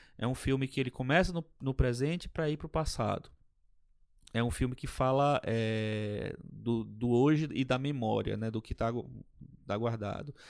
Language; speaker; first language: Portuguese; native; Portuguese